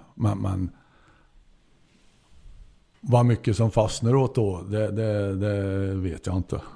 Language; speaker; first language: Swedish; native; Swedish